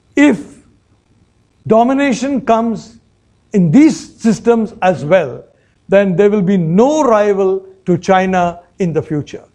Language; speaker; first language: English; non-native, local second language; Malayalam